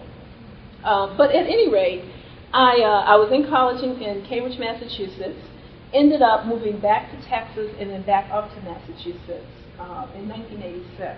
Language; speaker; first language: English; native; English